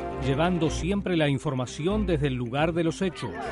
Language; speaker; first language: Spanish; native; Spanish